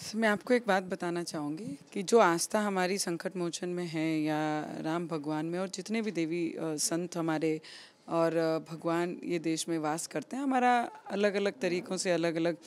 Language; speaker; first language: Hindi; non-native, local second language; Marathi